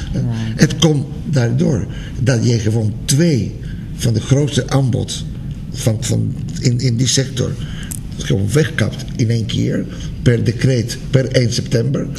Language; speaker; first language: Dutch; non-native, fluent; Spanish